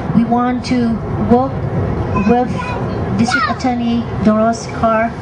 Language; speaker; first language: English; non-native, fluent; Vietnamese